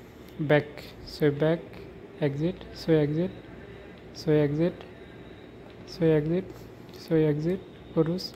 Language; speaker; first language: Arabic; non-native, learner; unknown